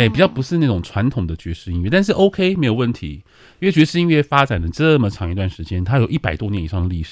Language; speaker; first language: Chinese; native; Chinese